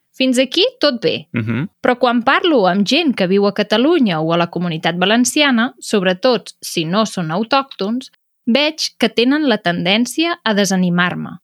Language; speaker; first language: Catalan; native; Catalan